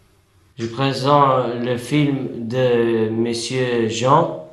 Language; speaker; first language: French; non-native, learner; Albanian